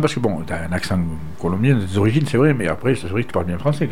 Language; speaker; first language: French; native; French